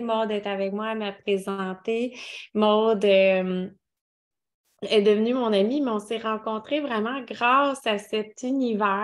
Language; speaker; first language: French; native; French